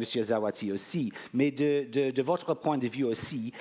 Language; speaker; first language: French; non-native, fluent; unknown